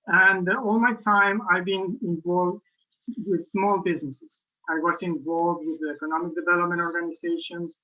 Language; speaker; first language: English; non-native, fluent; Spanish